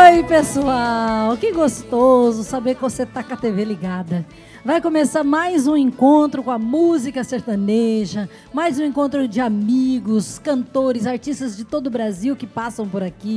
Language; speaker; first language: Portuguese; native; Portuguese